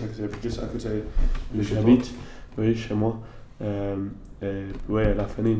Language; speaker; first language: French; non-native, learner; English